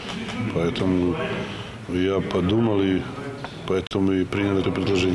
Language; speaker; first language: Russian; non-native, fluent; Serbian